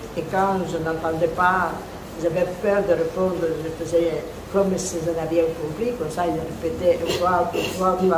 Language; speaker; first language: French; non-native, fluent; Italian